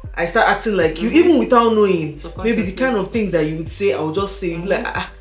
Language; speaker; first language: English; non-native, local second language; Igbo